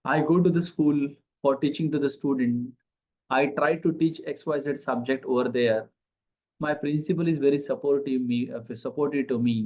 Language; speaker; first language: English; non-native, local second language; Marathi